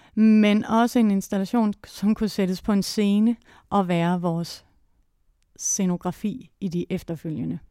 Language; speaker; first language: Danish; native; Danish